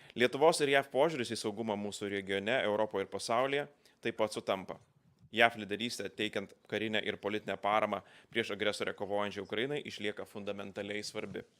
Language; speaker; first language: Lithuanian; native; Lithuanian